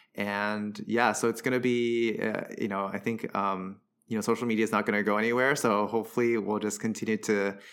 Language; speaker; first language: English; early bilingual, other home language; Chinese